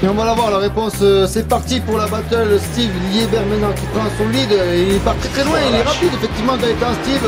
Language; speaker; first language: French; native; French